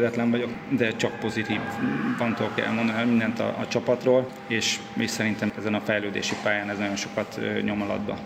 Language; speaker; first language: Hungarian; native; Hungarian